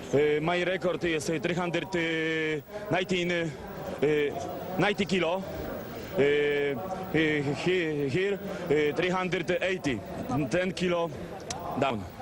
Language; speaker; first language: English; non-native, learner; Polish